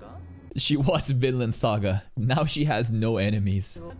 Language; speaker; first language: English; native; English